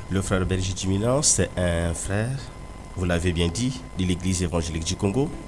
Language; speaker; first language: French; non-native, local second language; Kongo